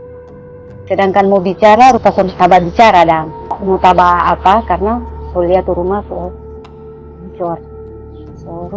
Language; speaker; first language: Indonesian; non-native, local second language; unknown